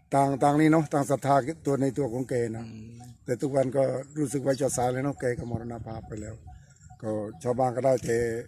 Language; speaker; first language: Thai; native; Thai